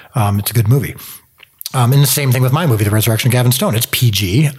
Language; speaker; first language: English; native; English